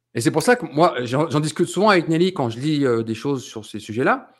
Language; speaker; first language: French; native; French